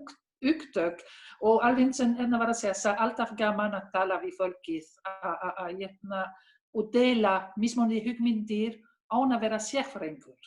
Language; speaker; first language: Icelandic; non-native, learner; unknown